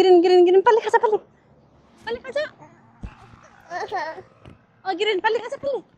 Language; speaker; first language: Korean; non-native, learner; Nepali